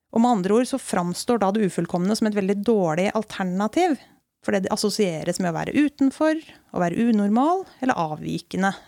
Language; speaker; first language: Norwegian; native; Norwegian